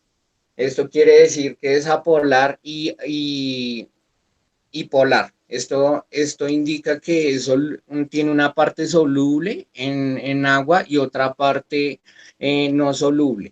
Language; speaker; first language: Spanish; native; Spanish